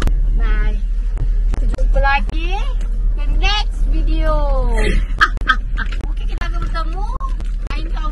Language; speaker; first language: Malay; native; Malay